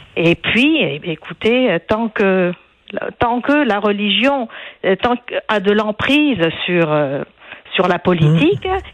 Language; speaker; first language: French; non-native, local second language; Arabic